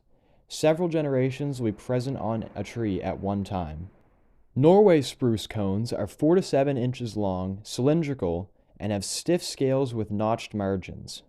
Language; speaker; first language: English; native; English